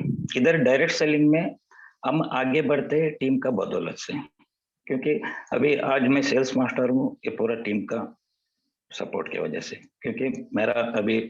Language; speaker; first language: Hindi; non-native, local second language; Kannada